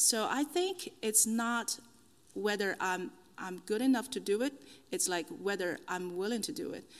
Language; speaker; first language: English; non-native, fluent; Chinese